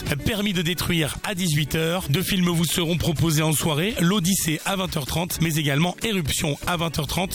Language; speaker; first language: French; native; French